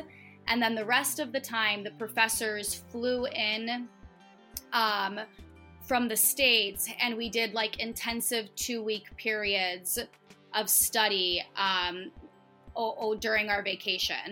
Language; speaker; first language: English; native; English